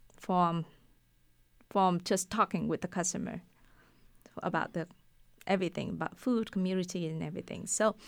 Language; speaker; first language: English; non-native, fluent; Vietnamese